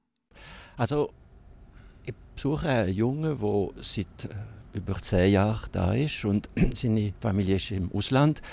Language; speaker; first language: German; non-native, local second language; French